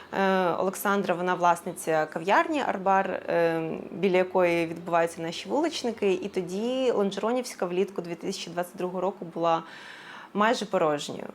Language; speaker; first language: Ukrainian; native; Ukrainian